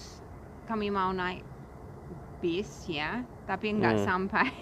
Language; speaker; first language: Indonesian; non-native, fluent; English